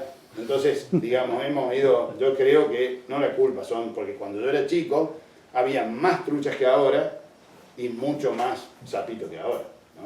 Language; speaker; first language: Spanish; native; Spanish